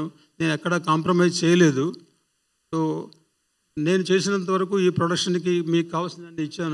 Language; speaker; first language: Telugu; native; Telugu